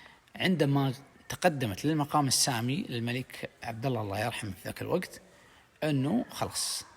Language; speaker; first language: Arabic; native; Arabic